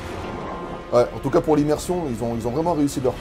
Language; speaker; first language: French; native; French